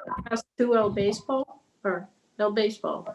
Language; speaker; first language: Spanish; non-native, learner; English